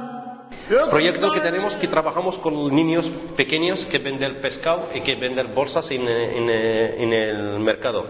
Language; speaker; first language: Spanish; non-native, fluent; Arabic